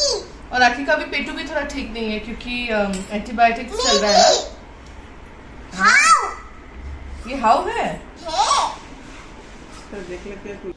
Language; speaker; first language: Hindi; non-native, local second language; Bangla